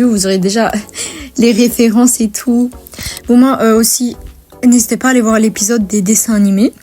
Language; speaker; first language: French; native; French